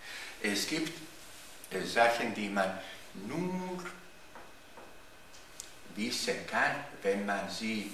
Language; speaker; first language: German; non-native, fluent; Bosnian